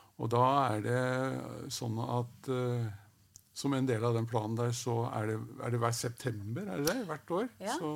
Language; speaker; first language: Norwegian; native; Norwegian